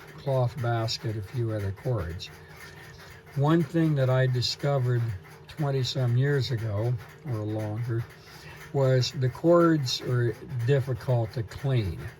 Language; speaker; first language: English; native; English